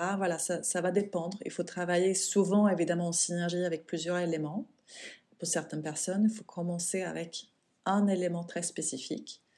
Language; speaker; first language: French; non-native, fluent; Swedish